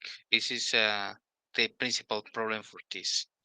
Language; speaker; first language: English; non-native, learner; Spanish